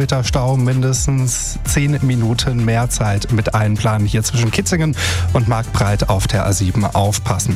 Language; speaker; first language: German; native; German